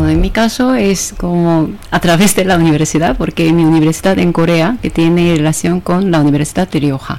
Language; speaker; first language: Spanish; non-native, fluent; Korean